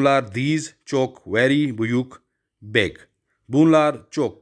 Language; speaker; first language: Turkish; non-native, learner; Urdu